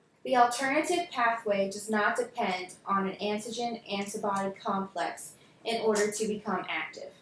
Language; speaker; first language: English; native; English